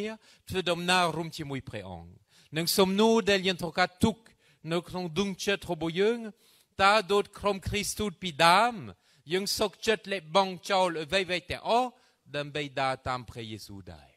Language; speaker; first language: Khmer; non-native, fluent; French